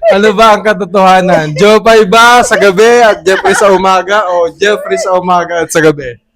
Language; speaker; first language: Filipino; native; Filipino